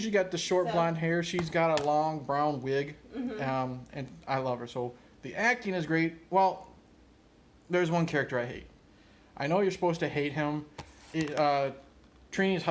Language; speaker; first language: English; native; English